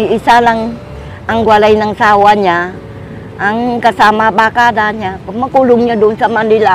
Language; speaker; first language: Filipino; non-native, learner; Vietnamese